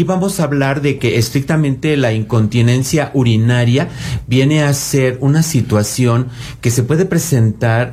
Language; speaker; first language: Spanish; native; Spanish